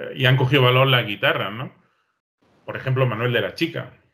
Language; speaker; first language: Spanish; native; Spanish